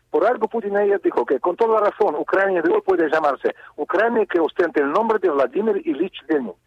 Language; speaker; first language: Spanish; non-native, fluent; Russian